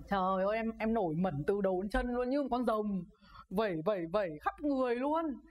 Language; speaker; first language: Vietnamese; native; Vietnamese